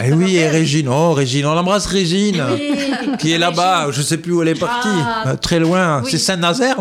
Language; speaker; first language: French; native; French